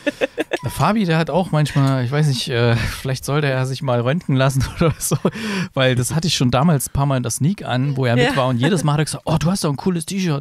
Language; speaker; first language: German; native; German